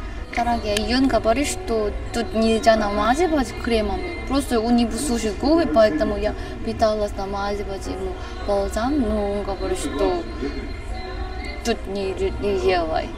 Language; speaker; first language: Russian; non-native, learner; Korean